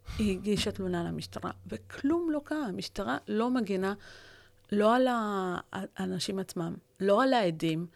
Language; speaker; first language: Hebrew; non-native, local second language; Arabic